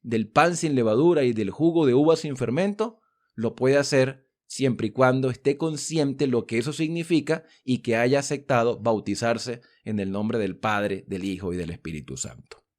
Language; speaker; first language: Spanish; native; Spanish